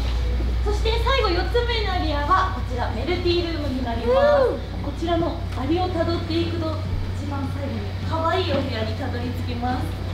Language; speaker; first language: Japanese; native; Japanese